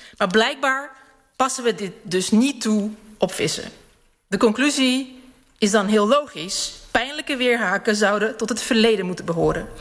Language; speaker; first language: Dutch; early bilingual, other home language; Serbian